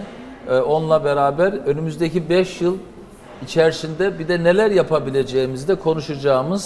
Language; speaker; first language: Turkish; native; Turkish